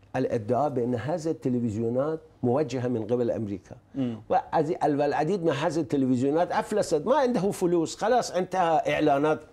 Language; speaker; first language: Arabic; non-native, fluent; Persian